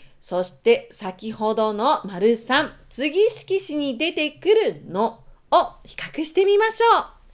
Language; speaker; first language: Japanese; native; Japanese